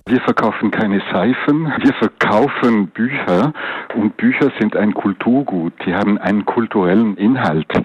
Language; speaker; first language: German; non-native, local second language; French